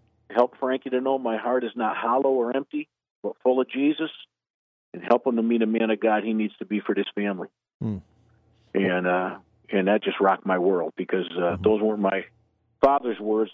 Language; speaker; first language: English; native; English